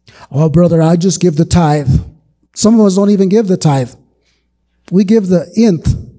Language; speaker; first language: English; native; English